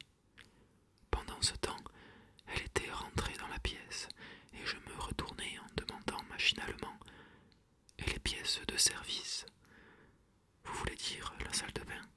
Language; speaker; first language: French; native; French